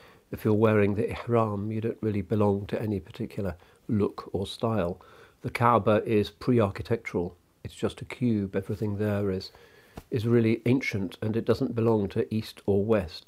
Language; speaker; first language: English; native; English